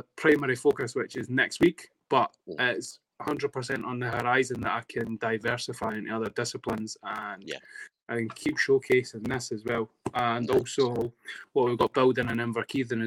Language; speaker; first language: English; native; English